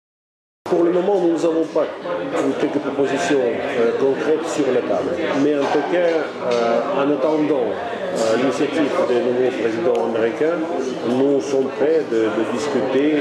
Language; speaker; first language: French; non-native, fluent; Russian